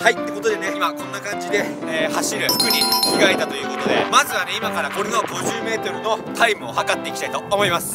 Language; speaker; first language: Japanese; native; Japanese